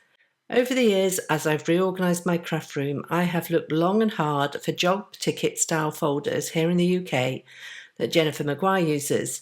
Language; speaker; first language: English; native; English